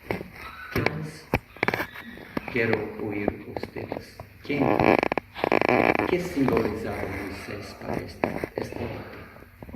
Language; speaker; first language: Spanish; non-native, fluent; Portuguese